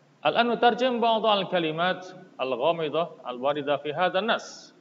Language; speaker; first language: Arabic; non-native, fluent; Indonesian